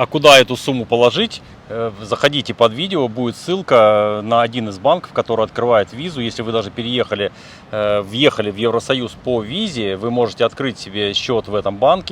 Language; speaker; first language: Russian; native; Russian